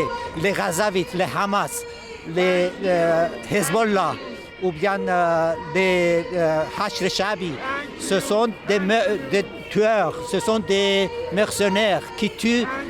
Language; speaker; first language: French; non-native, fluent; Persian